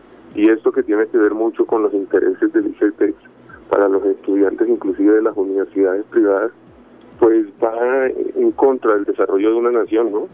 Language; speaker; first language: Spanish; native; Spanish